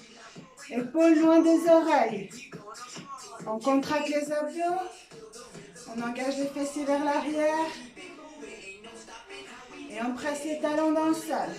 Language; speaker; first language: French; native; French